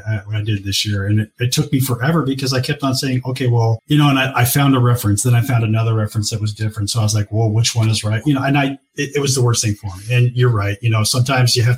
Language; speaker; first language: English; native; English